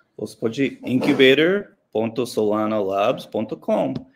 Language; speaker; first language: Portuguese; non-native, learner; English